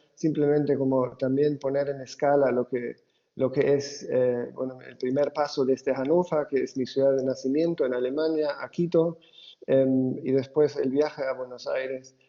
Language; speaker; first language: Spanish; non-native, fluent; German